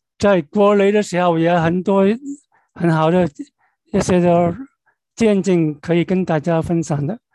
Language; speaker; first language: Chinese; non-native, local second language; Cantonese